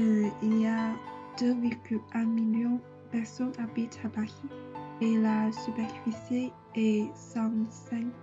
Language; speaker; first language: French; non-native, learner; Chinese